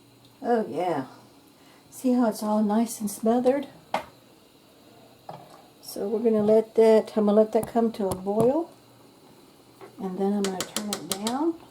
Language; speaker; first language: English; native; English